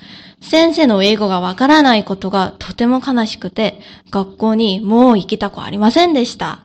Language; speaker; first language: Japanese; non-native, learner; Korean